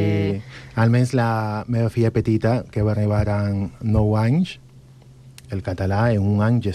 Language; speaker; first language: Catalan; non-native, fluent; Spanish